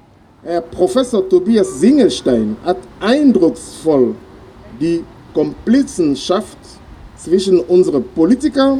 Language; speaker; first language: German; non-native, fluent; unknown